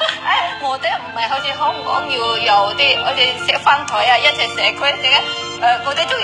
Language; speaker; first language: Cantonese; non-native, fluent; Indonesian